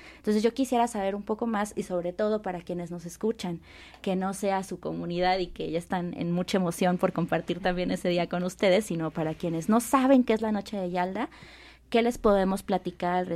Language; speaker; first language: Spanish; native; Spanish